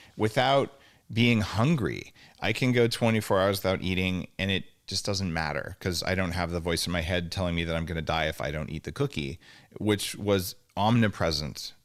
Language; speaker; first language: English; native; English